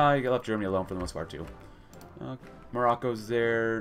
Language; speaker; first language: English; native; English